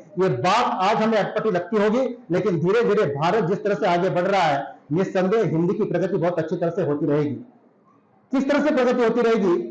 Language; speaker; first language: Hindi; non-native, local second language; Marathi